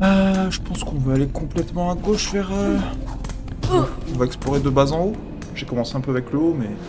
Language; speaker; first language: French; native; French